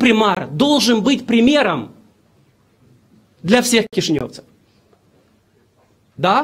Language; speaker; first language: Russian; non-native, local second language; Romanian